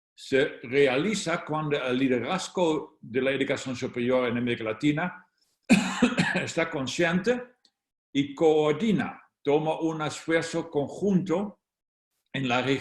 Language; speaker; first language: Spanish; non-native, fluent; Dutch